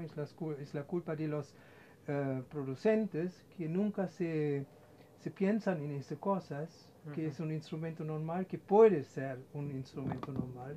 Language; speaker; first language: Spanish; non-native, fluent; German